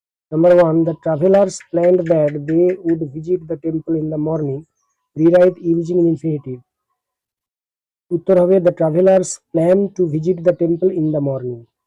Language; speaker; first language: English; non-native, local second language; Bangla